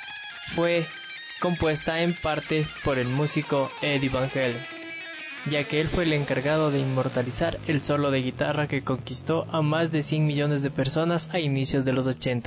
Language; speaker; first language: Spanish; native; Spanish